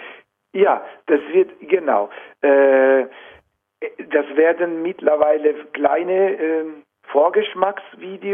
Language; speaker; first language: German; non-native, fluent; Italian